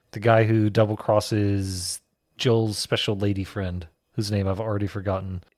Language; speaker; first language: English; native; English